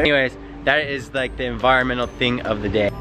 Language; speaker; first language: English; native; English